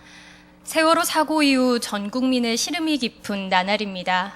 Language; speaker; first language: Korean; native; Korean